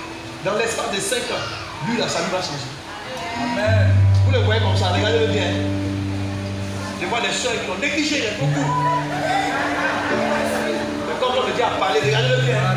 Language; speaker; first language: French; native; French